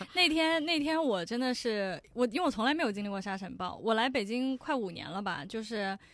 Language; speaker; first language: Chinese; non-native, local second language; Cantonese